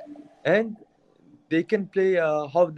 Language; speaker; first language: English; non-native, learner; Mongolian